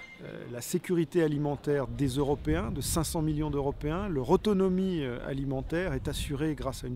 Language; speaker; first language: French; native; French